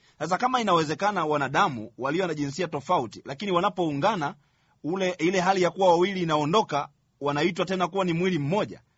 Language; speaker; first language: Swahili; native; Swahili